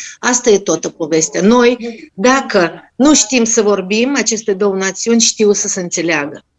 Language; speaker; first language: Romanian; non-native, fluent; Russian